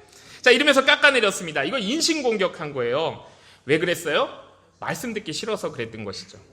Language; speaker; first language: Korean; native; Korean